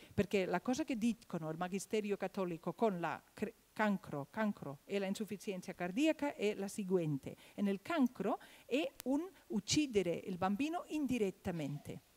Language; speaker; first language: Italian; non-native, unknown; Catalan